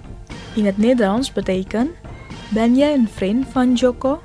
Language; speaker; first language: Dutch; non-native, fluent; Indonesian